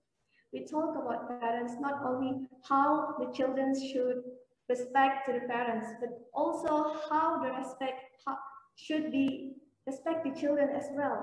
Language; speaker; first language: English; non-native, learner; Indonesian